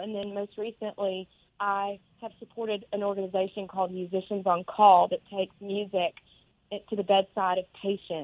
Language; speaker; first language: English; native; English